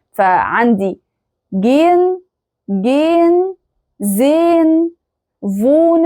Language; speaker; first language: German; non-native, fluent; Arabic